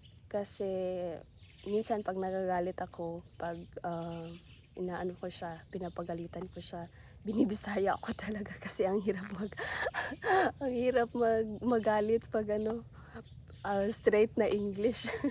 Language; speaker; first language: Filipino; non-native, local second language; Cebuano